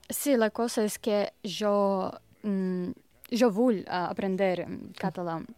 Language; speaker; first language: Catalan; non-native, learner; Russian